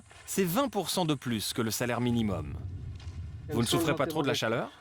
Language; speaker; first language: French; native; French